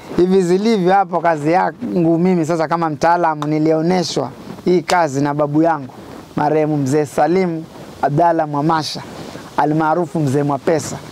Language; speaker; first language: Swahili; non-native, local second language; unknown